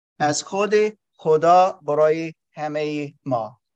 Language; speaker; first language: Persian; non-native, learner; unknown